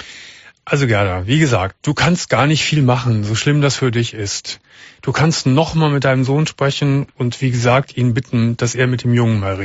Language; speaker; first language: German; native; German